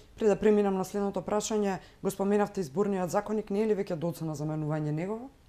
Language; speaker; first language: Macedonian; native; Macedonian